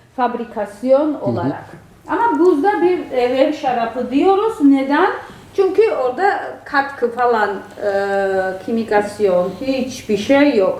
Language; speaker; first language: Turkish; non-native, fluent; Georgian